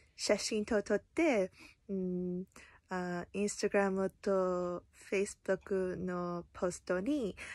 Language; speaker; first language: Japanese; non-native, learner; English